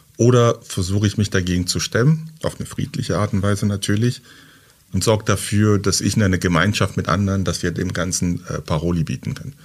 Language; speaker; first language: German; early bilingual, other home language; French